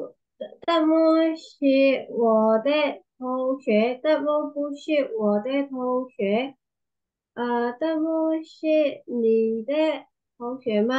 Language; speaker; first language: Chinese; non-native, learner; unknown